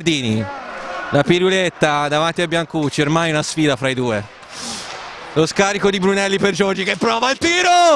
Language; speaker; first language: Italian; native; Italian